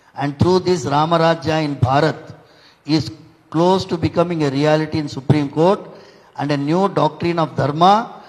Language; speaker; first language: English; non-native, local second language; Telugu